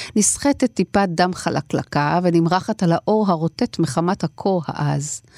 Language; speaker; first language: Hebrew; native; Hebrew